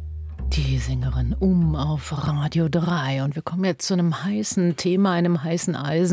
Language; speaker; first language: German; native; German